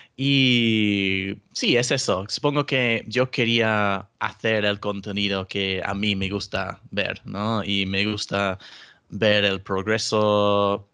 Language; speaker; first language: Spanish; non-native, fluent; English